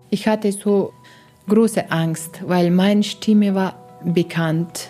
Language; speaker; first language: German; non-native, learner; Persian